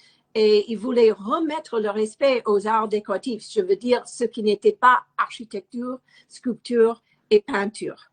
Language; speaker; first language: French; non-native, fluent; English